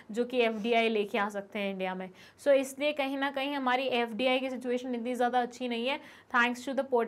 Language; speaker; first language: Hindi; native; Hindi